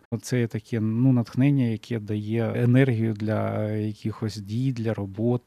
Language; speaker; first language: Ukrainian; native; Ukrainian